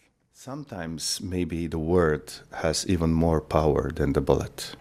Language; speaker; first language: English; non-native, fluent; Macedonian